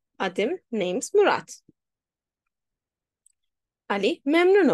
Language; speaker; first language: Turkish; non-native, fluent; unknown